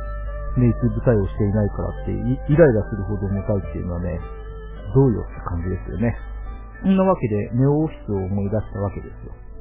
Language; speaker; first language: Japanese; native; Japanese